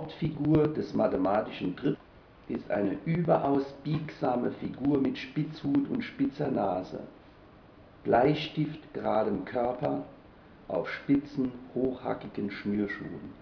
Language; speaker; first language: German; native; German